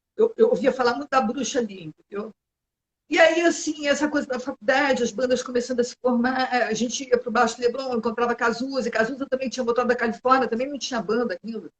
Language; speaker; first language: Portuguese; native; Portuguese